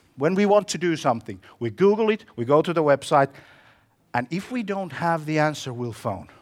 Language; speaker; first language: English; non-native, fluent; Finnish